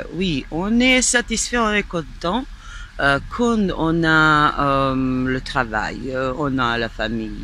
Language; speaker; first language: French; non-native, fluent; Serbian